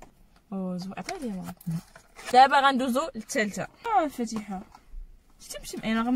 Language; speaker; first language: Arabic; native; Arabic